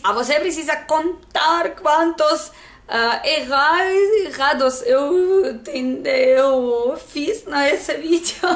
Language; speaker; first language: Portuguese; non-native, learner; Russian